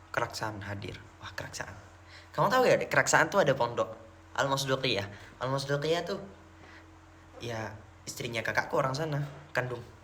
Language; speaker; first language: Indonesian; non-native, local second language; Madurese